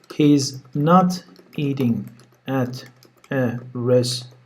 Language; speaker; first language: English; non-native, fluent; Turkish